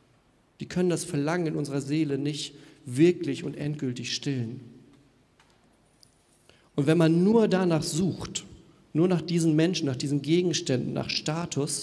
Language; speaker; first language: German; native; German